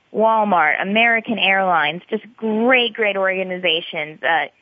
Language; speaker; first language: English; native; English